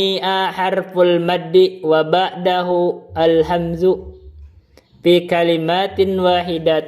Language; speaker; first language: Arabic; non-native, fluent; Indonesian